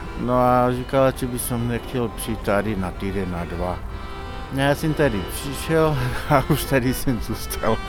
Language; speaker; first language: Czech; non-native, local second language; Slovak